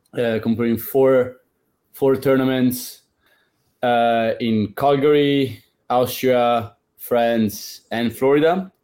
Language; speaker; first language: English; non-native, fluent; Italian